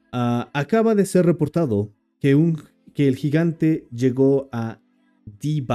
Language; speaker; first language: Spanish; non-native, fluent; English